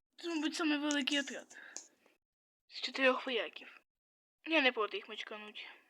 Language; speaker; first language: Ukrainian; non-native, local second language; Russian